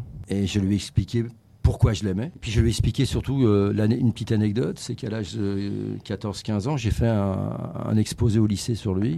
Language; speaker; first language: French; native; French